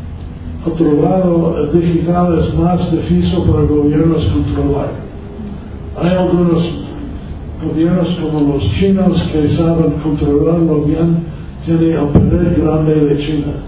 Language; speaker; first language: Spanish; non-native, learner; English